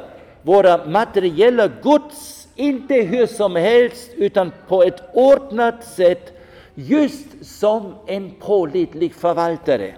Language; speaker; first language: Swedish; non-native, fluent; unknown